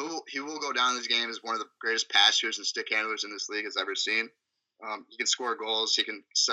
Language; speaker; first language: English; native; English